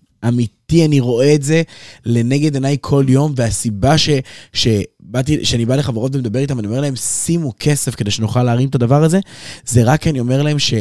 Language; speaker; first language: Hebrew; native; Hebrew